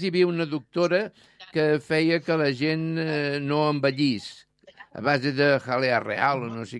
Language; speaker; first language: Catalan; native; Catalan